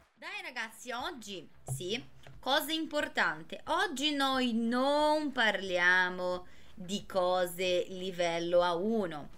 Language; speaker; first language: Italian; non-native, fluent; Portuguese